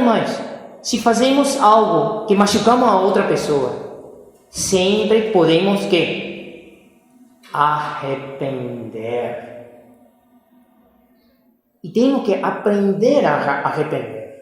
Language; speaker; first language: Portuguese; non-native, fluent; Spanish